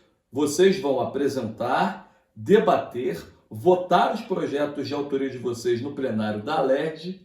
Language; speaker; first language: Portuguese; native; Portuguese